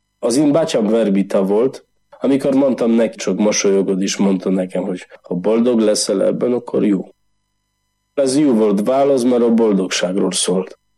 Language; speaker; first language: Hungarian; non-native, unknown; Polish